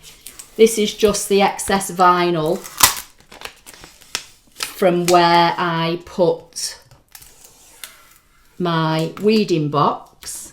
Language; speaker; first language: English; native; English